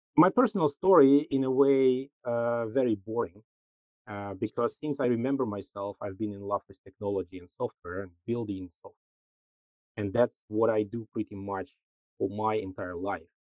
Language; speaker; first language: English; non-native, fluent; Russian